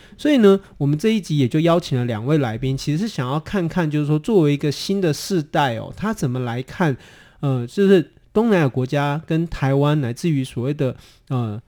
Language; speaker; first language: Chinese; native; Chinese